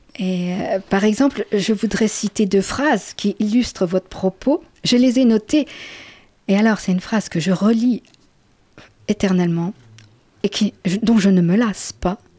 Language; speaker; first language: French; native; French